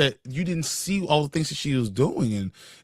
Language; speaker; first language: English; native; English